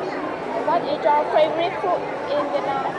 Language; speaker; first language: English; non-native, learner; Vietnamese